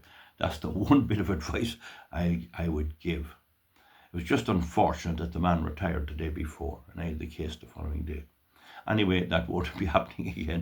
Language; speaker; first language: English; native; English